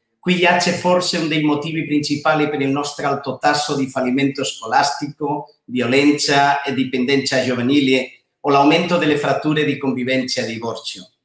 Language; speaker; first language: Italian; non-native, learner; Catalan